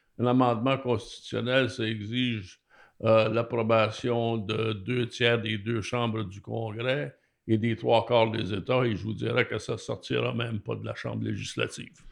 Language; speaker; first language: French; native; French